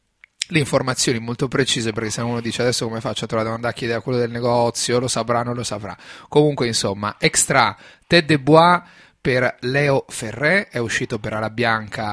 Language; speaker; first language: Italian; native; Italian